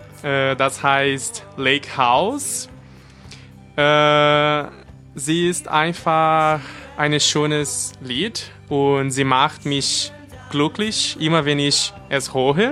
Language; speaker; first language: German; non-native, learner; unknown